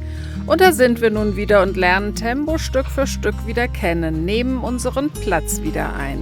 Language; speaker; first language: German; native; German